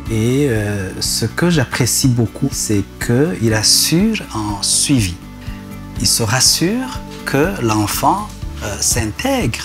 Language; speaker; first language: French; non-native, local second language; Rundi